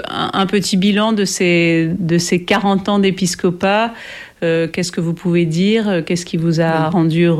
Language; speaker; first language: French; native; French